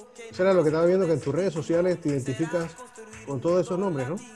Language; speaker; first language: Spanish; native; Spanish